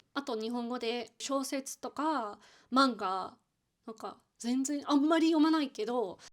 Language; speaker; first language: Japanese; non-native, fluent; English